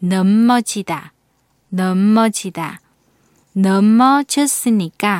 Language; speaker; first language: Korean; non-native, fluent; Vietnamese